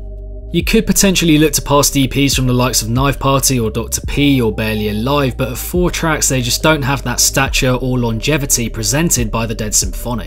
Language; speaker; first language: English; native; English